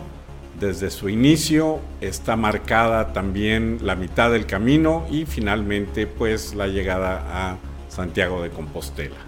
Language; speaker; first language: Spanish; native; Spanish